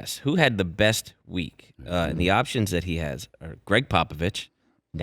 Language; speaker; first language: English; native; English